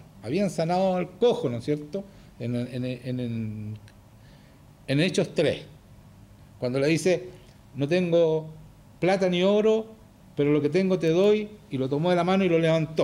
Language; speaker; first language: Spanish; native; Spanish